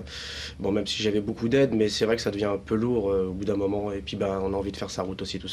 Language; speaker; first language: French; native; French